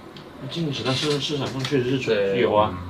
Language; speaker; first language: Chinese; native; Chinese